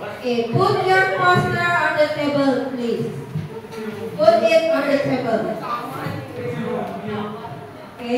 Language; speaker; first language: English; non-native, learner; Indonesian